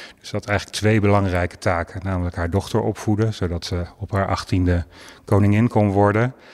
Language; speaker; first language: Dutch; native; Dutch